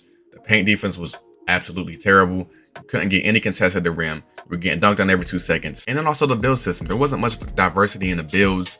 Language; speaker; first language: English; native; English